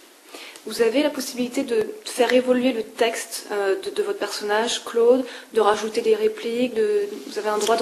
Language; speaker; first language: French; native; French